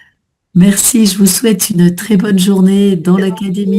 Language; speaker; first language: French; native; French